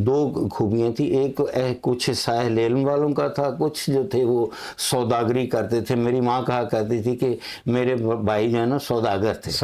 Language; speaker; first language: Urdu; non-native, local second language; Punjabi